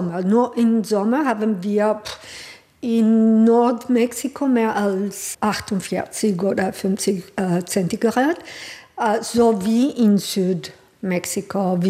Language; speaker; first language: German; non-native, fluent; Spanish